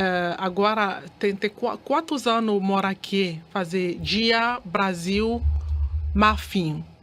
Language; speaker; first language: Portuguese; non-native, learner; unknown